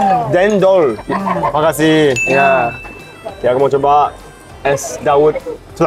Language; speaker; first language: Indonesian; non-native, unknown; Japanese